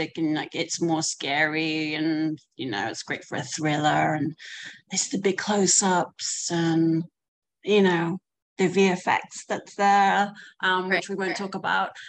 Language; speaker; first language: English; native; English